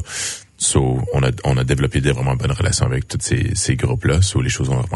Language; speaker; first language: French; native; French